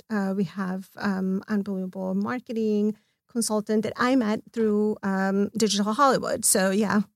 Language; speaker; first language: English; non-native, fluent; Serbian